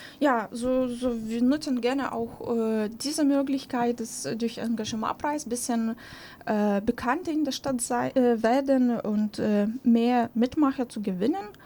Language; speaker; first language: German; non-native, fluent; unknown